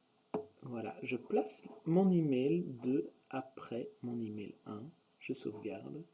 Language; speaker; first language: French; native; French